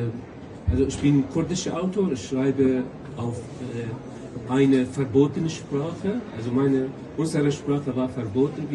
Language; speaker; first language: German; non-native, local second language; Kurdish